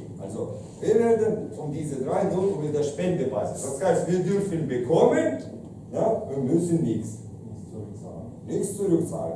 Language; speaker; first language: German; non-native, fluent; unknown